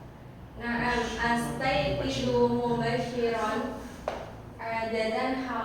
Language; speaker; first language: Arabic; non-native, learner; Indonesian